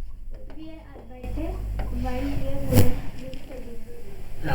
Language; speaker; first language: German; non-native, learner; Hindi